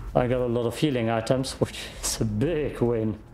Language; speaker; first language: English; non-native, fluent; German